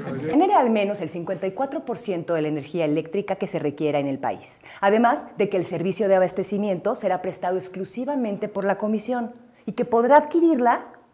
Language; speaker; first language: Spanish; native; Spanish